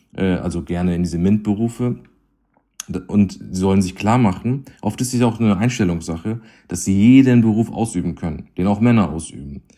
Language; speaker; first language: German; native; German